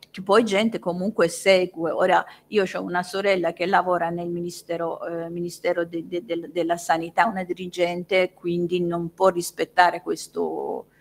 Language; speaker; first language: Italian; non-native, fluent; Persian